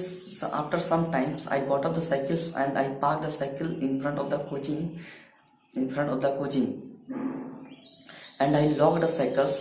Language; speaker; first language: English; non-native, learner; Hindi